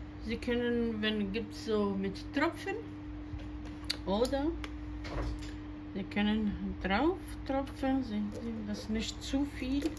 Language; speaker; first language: German; non-native, fluent; Croatian